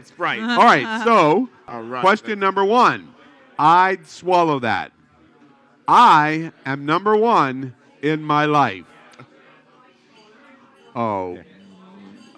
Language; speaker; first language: English; native; English